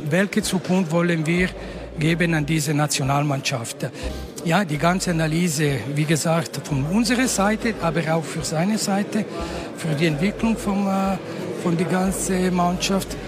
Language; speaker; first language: German; non-native, local second language; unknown